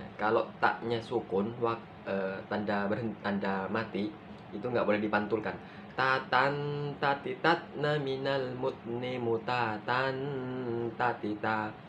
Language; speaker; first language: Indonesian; non-native, local second language; Madurese